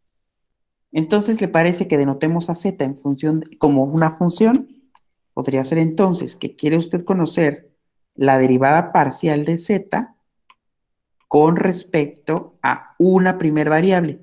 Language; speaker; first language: Spanish; native; Spanish